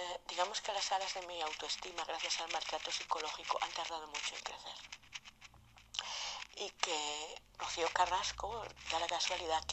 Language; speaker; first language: Spanish; native; Spanish